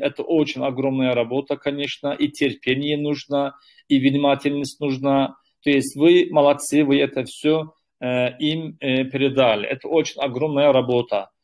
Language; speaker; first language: Russian; non-native, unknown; Turkish